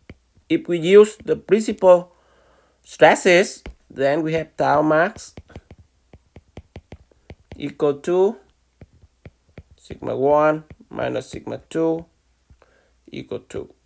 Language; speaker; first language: English; non-native, fluent; Vietnamese